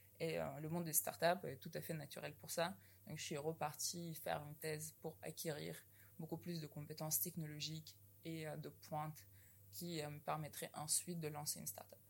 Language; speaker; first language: French; non-native, fluent; Russian